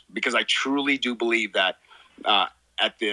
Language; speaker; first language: English; native; English